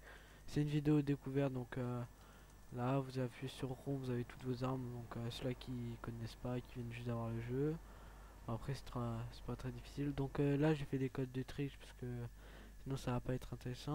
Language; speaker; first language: French; native; French